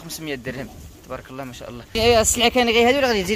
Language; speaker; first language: Arabic; native; Arabic